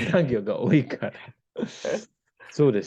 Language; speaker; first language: Japanese; non-native, fluent; Indonesian